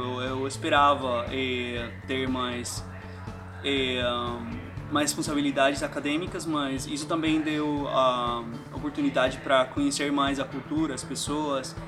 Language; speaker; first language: Portuguese; non-native, fluent; Spanish